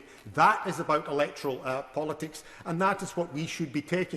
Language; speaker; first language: English; native; English